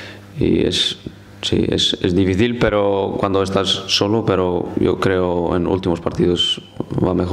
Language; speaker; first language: Spanish; non-native, fluent; Icelandic